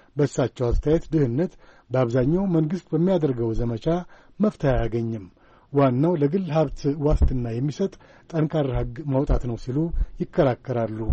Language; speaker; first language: Amharic; native; Amharic